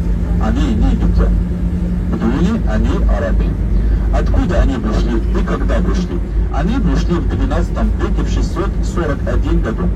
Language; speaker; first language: Russian; non-native, learner; Arabic